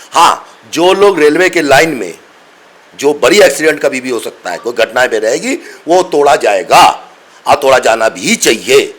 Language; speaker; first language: Hindi; non-native, local second language; Bangla